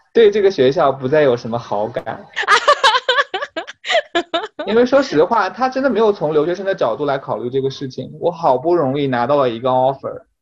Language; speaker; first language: Chinese; native; Chinese